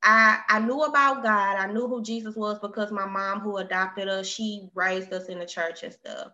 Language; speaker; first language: English; native; English